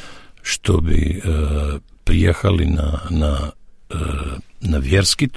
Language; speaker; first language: Russian; non-native, learner; Serbian